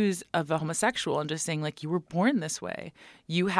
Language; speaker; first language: English; native; English